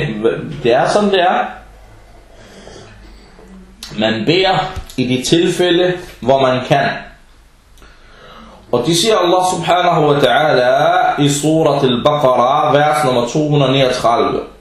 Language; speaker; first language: Danish; non-native, fluent; Arabic